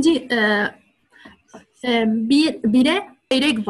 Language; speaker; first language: Turkish; non-native, learner; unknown